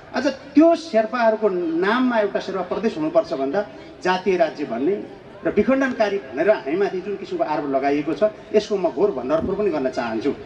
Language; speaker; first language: Nepali; native; Nepali